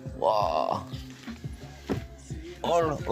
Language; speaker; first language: English; non-native, learner; French